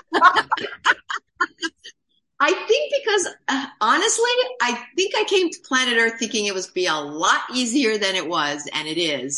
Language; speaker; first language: English; native; English